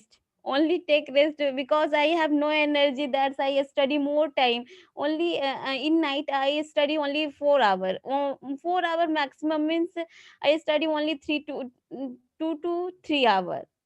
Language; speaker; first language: English; non-native, learner; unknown